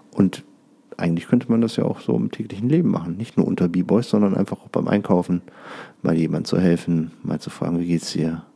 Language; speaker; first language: German; native; German